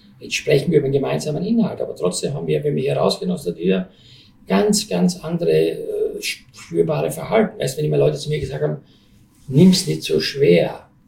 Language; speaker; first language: German; native; German